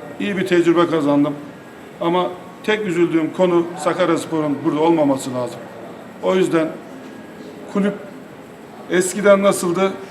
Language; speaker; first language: Turkish; native; Turkish